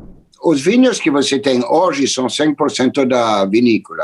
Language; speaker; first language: Portuguese; non-native, fluent; French